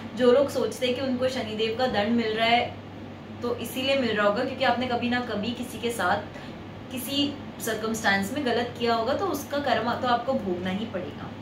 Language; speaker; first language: Hindi; native; Hindi